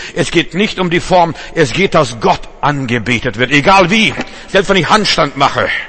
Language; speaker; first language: German; non-native, fluent; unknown